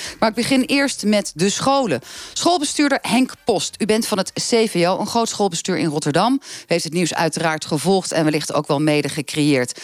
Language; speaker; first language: Dutch; native; Dutch